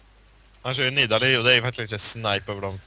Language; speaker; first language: Swedish; native; Swedish